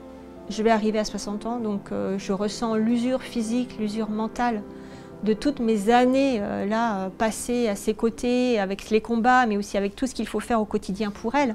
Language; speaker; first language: French; native; French